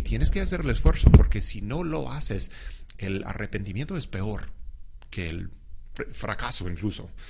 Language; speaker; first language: Spanish; non-native, fluent; English